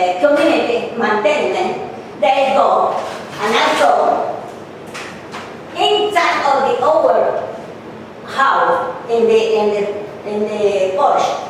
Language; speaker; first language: English; non-native, learner; Spanish